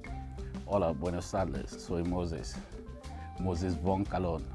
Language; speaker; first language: Spanish; non-native, learner; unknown